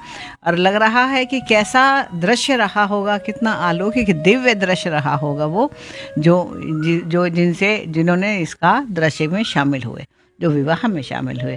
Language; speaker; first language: Hindi; native; Hindi